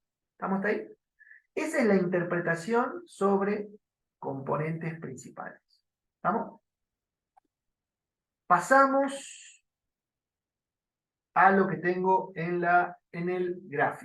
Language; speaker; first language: Spanish; native; Spanish